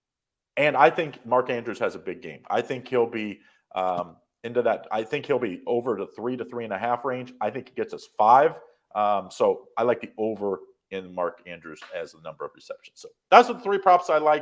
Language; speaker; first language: English; native; English